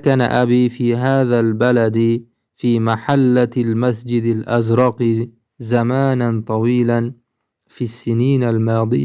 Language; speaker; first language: Arabic; non-native, fluent; Uzbek